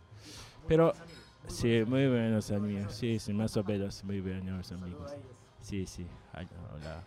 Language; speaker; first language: Spanish; non-native, learner; Japanese